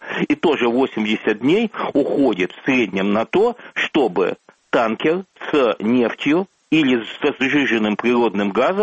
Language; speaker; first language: Russian; native; Russian